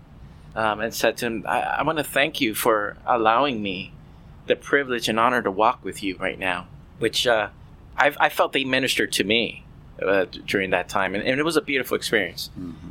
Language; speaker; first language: English; native; English